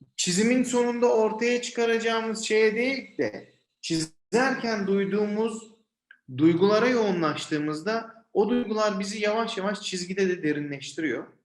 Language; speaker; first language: Turkish; native; Turkish